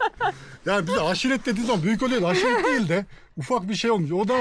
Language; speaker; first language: Turkish; non-native, local second language; Kyrgyz